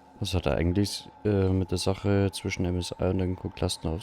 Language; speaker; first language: German; native; German